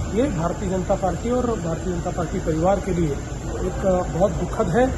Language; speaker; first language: Hindi; non-native, local second language; Marathi